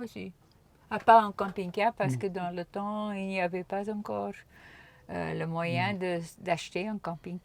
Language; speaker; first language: French; non-native, local second language; Dutch